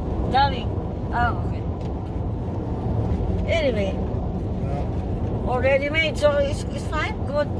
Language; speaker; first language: English; non-native, learner; Filipino